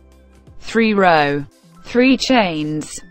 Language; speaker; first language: English; non-native, learner; Spanish